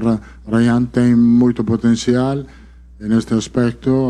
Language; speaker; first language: Portuguese; non-native, fluent; Italian